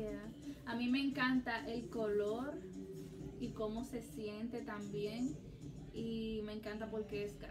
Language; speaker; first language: Spanish; early bilingual, heritage; Spanish